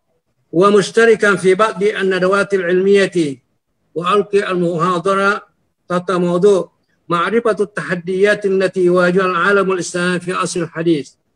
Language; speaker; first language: Arabic; non-native, fluent; Indonesian